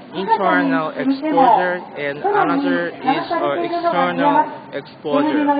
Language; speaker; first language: English; non-native, learner; Japanese